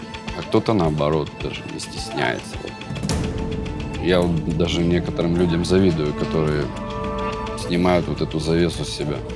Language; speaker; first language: Russian; native; Russian